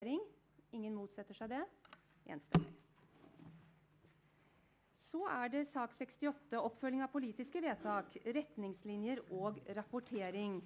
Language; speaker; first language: Norwegian; native; Norwegian